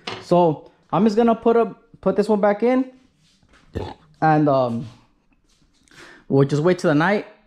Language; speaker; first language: English; early bilingual, other home language; Spanish